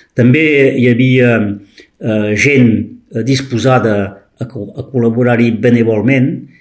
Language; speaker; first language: Catalan; native; Catalan